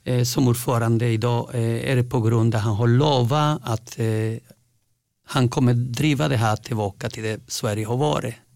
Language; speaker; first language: Swedish; non-native, fluent; Spanish